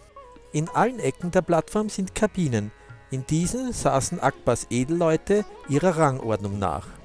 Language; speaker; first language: German; native; German